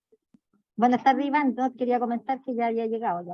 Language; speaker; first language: Spanish; native; Spanish